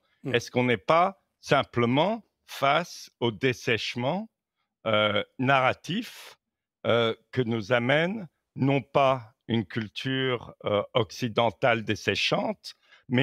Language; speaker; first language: French; native; French